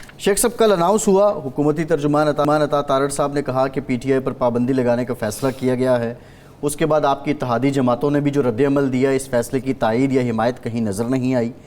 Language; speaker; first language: Urdu; native; Urdu